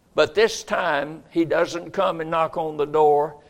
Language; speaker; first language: English; native; English